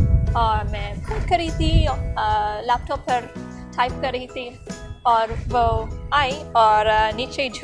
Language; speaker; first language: Hindi; non-native, learner; English